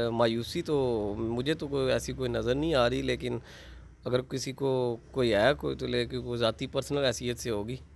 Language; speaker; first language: Urdu; non-native, local second language; Pahari-Potwari